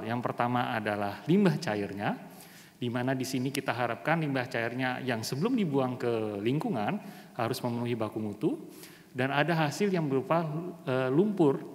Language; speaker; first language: Indonesian; native; Indonesian